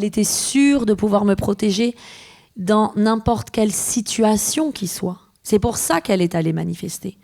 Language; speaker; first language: French; early bilingual, other home language; Persian